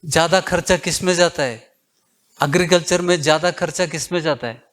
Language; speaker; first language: Hindi; non-native, local second language; Kannada